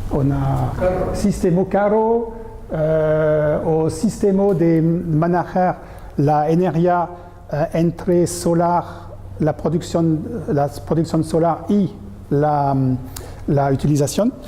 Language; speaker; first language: Spanish; non-native, learner; French